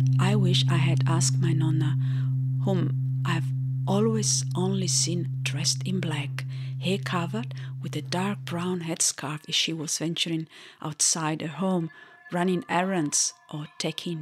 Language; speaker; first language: English; non-native, fluent; Italian